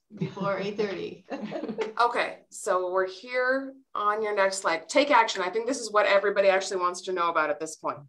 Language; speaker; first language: English; native; English